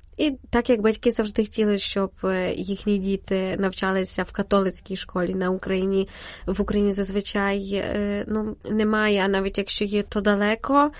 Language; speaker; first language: Ukrainian; native; Ukrainian